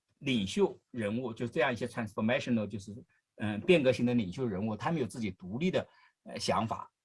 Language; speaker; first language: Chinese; native; Chinese